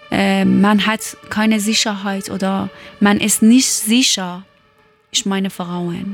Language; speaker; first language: German; non-native, learner; Persian